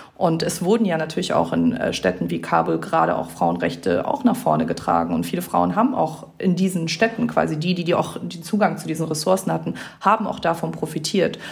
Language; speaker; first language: German; early bilingual, other home language; Persian